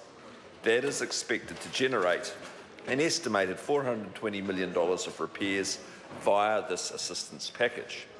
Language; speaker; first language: English; native; English